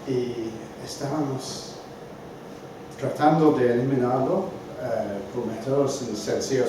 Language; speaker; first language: Spanish; non-native, fluent; English